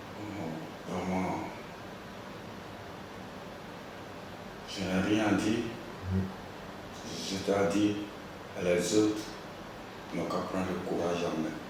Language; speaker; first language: French; non-native, local second language; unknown